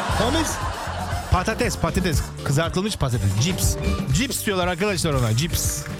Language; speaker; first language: Turkish; early bilingual, heritage; Turkish